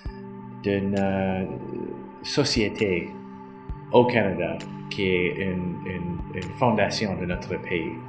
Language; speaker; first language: French; non-native, fluent; English